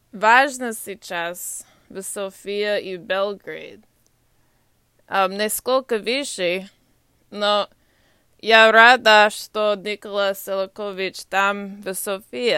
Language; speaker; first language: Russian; non-native, learner; English